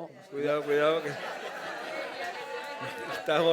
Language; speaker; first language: Spanish; native; Spanish